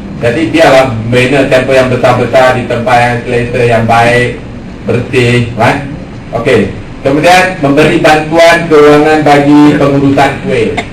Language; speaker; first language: Malay; non-native, local second language; Tamil